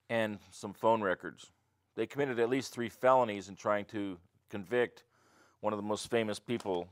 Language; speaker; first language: English; native; English